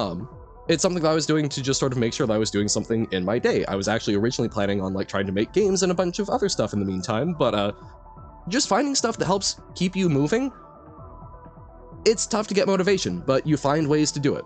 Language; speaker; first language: English; native; English